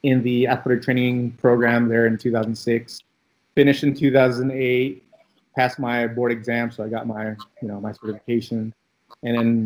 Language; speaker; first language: English; early bilingual, other home language; Filipino